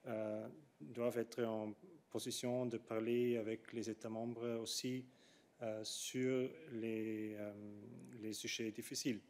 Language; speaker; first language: French; non-native, fluent; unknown